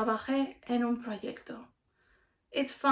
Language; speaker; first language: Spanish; non-native, fluent; English